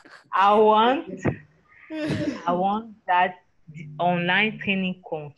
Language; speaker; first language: English; non-native, learner; French